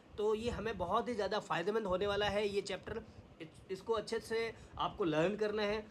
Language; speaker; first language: Hindi; native; Hindi